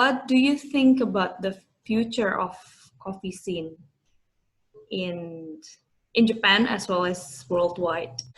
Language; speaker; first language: English; non-native, fluent; Indonesian